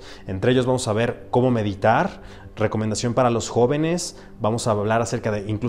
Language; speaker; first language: Spanish; native; Spanish